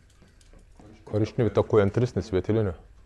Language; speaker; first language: Russian; non-native, learner; Turkish